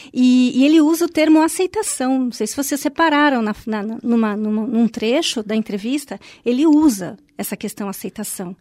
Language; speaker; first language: Portuguese; native; Portuguese